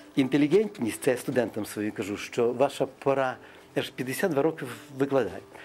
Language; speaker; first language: Ukrainian; non-native, local second language; Russian